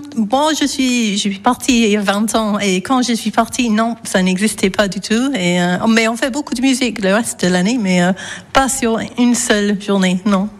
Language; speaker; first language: French; non-native, fluent; English